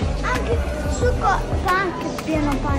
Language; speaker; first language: Italian; non-native, learner; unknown